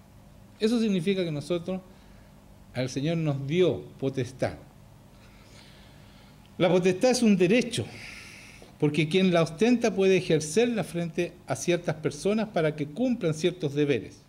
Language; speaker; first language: Spanish; native; Spanish